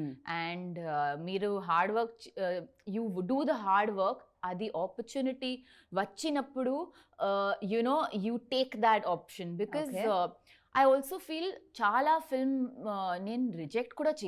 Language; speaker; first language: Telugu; non-native, learner; Tulu